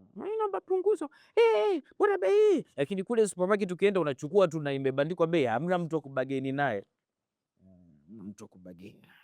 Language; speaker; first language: Swahili; native; Swahili